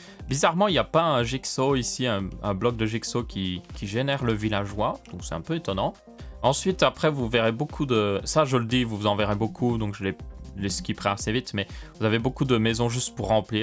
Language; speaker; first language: French; native; French